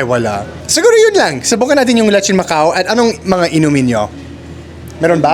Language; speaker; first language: Filipino; non-native, learner; English